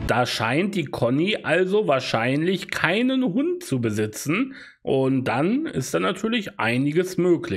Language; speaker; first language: German; native; German